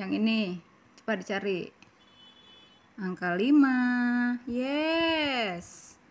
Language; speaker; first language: Indonesian; native; Indonesian